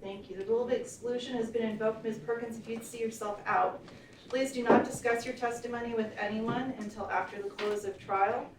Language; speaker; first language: English; native; English